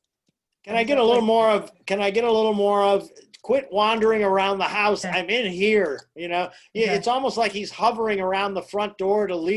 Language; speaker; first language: English; native; English